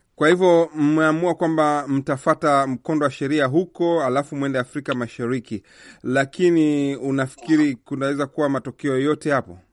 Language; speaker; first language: Swahili; native; Swahili